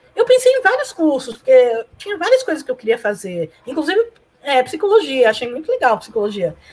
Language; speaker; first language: Portuguese; early bilingual, other home language; Spanish